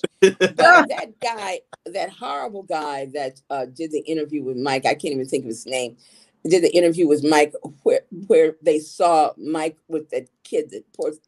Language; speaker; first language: English; native; English